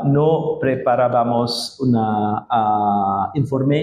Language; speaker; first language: Spanish; non-native, learner; Indonesian